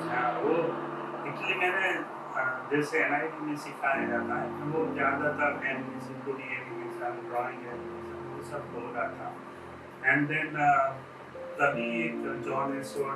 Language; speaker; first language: Hindi; non-native, local second language; Gujarati